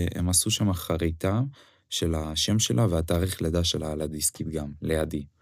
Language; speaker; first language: Hebrew; non-native, fluent; Ukrainian